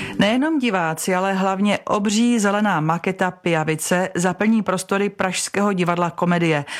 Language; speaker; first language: Czech; native; Czech